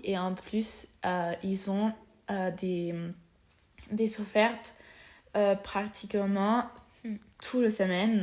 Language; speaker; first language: French; non-native, learner; Spanish